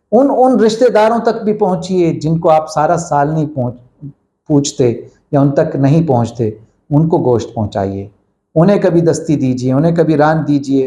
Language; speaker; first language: Urdu; native; Urdu